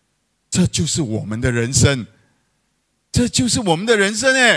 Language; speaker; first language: Chinese; native; Chinese